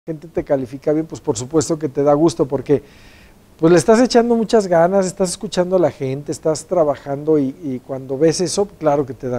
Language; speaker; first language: Spanish; native; Spanish